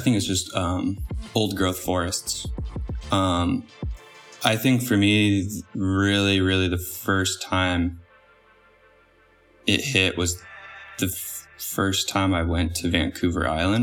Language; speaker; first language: English; native; English